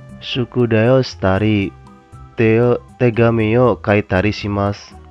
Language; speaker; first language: Japanese; non-native, fluent; Indonesian